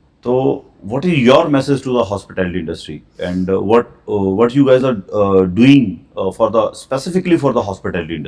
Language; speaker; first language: English; non-native, local second language; Hindi